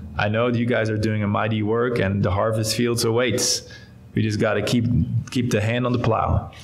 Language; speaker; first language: English; non-native, fluent; Dutch